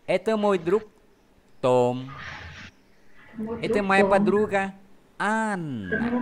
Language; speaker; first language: Russian; non-native, fluent; Vietnamese